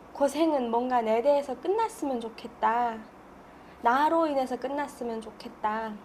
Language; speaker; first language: Korean; native; Korean